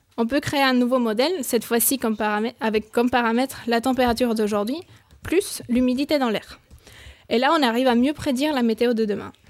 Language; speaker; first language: French; non-native, fluent; Spanish